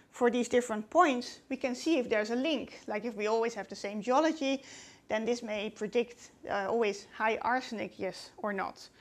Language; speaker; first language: English; non-native, fluent; Dutch